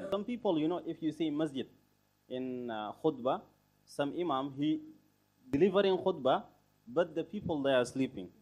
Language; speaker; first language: English; non-native, learner; Arabic